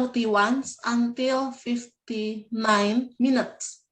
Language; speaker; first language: English; non-native, fluent; Indonesian